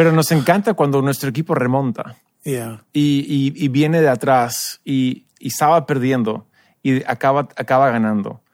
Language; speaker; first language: Spanish; early bilingual, other home language; English